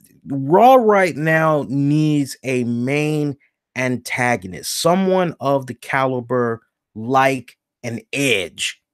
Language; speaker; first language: English; native; English